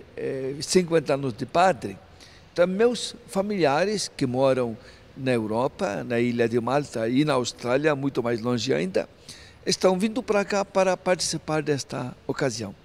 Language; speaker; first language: Portuguese; non-native, fluent; Maltese